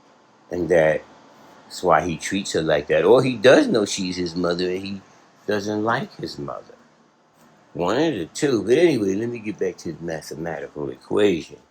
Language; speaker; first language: English; native; English